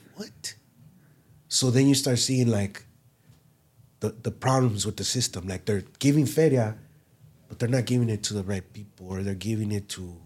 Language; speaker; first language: English; native; English